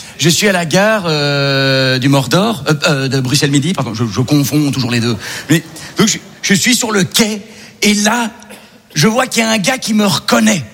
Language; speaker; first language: French; native; French